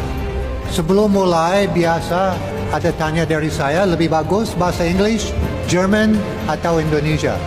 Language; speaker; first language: Indonesian; non-native, fluent; English